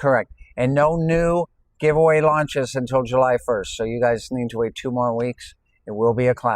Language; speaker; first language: English; native; English